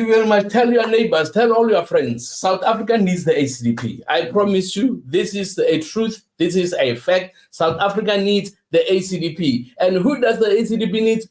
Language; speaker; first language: English; non-native, local second language; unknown